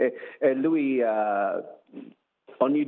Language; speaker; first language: Italian; non-native, learner; English